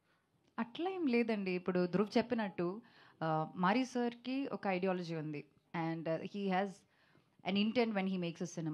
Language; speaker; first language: Telugu; non-native, local second language; Malayalam